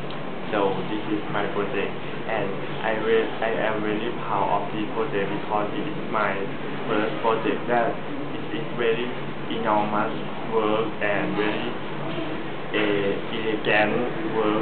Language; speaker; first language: English; non-native, learner; Thai